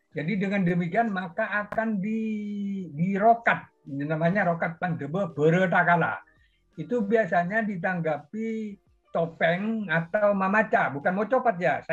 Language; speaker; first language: Indonesian; non-native, local second language; Madurese